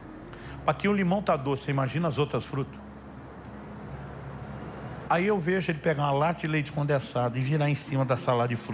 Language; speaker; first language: Portuguese; native; Portuguese